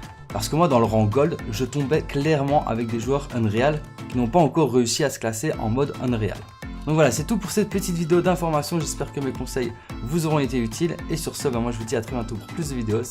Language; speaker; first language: French; native; French